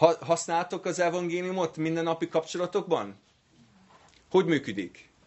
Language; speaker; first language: Hungarian; non-native, fluent; English